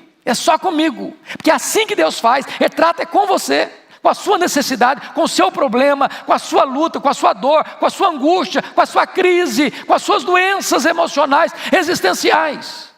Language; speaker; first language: Portuguese; native; Portuguese